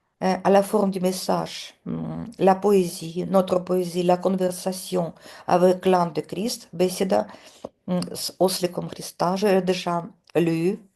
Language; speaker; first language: French; non-native, fluent; Russian